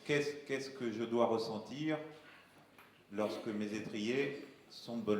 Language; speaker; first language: French; native; French